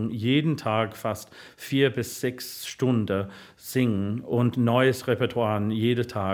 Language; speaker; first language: German; non-native, fluent; English